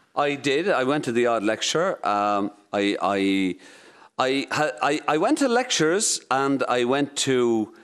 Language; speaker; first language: English; native; English